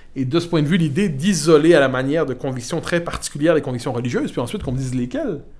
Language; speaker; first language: French; native; French